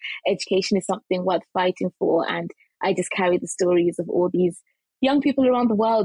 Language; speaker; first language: English; early bilingual, other home language; Shona